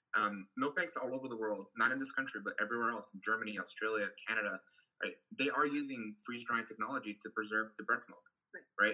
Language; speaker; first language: English; non-native, fluent; Portuguese